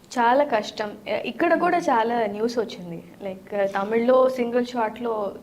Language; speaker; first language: Telugu; non-native, learner; Tamil